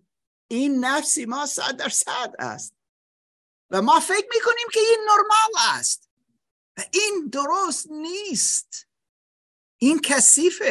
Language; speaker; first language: Persian; non-native, fluent; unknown